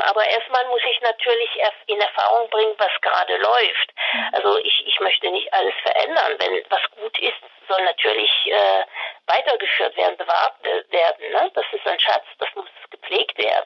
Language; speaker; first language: German; non-native, fluent; French